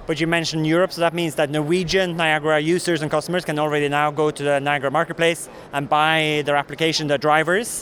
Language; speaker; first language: English; non-native, fluent; Norwegian